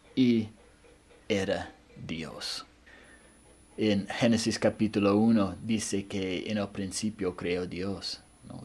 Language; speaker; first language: Spanish; non-native, fluent; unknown